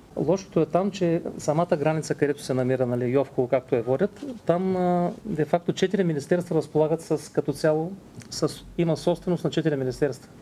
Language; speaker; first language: Bulgarian; native; Bulgarian